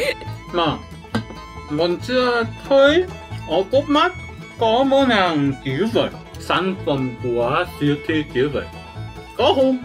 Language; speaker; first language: Vietnamese; non-native, learner; Korean